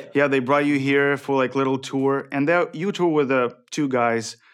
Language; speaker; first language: English; non-native, fluent; Ukrainian